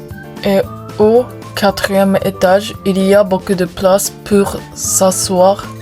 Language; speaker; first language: French; non-native, learner; Japanese